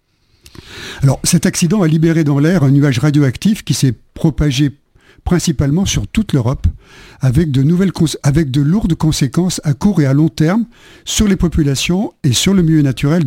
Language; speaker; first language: French; native; French